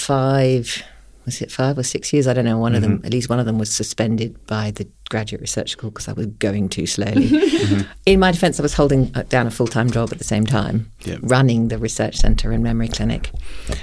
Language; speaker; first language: English; native; English